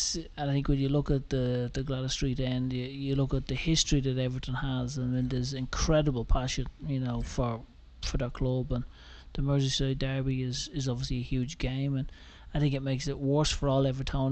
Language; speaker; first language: English; native; English